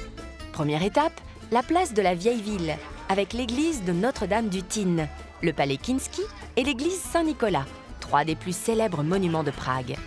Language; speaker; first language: French; native; French